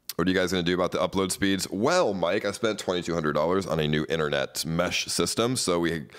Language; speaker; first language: English; native; English